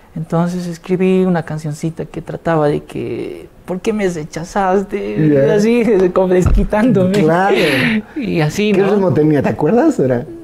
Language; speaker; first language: Spanish; native; Spanish